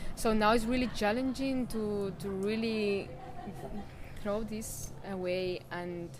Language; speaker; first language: English; non-native, fluent; Spanish